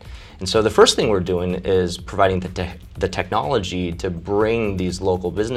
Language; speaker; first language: English; early bilingual, other home language; Chinese